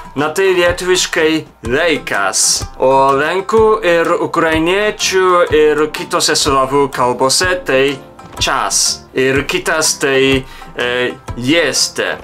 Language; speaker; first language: Lithuanian; non-native, fluent; Japanese